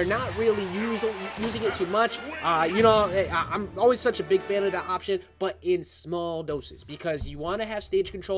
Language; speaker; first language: English; native; English